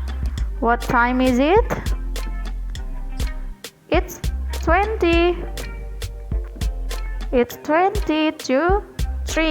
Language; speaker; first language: English; non-native, learner; Indonesian